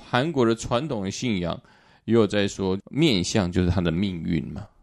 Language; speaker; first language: Chinese; native; Chinese